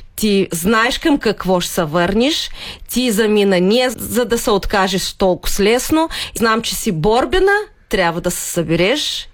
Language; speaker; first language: Bulgarian; early bilingual, heritage; Bulgarian